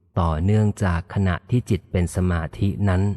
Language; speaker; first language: Thai; native; Thai